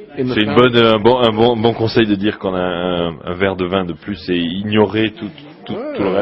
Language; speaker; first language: French; native; French